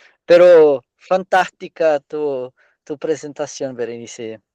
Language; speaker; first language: Spanish; non-native, fluent; Portuguese